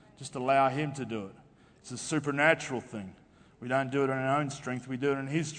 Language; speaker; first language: English; native; English